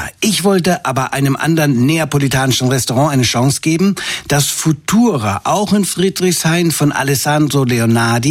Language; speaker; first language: German; native; German